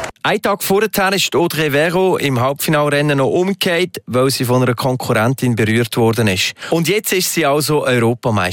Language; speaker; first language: German; native; German